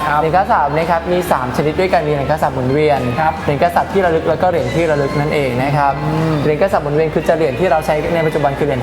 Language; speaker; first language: Thai; native; Thai